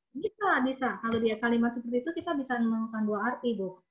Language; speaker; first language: Indonesian; native; Indonesian